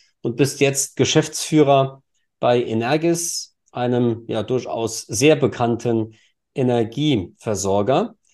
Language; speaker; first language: German; native; German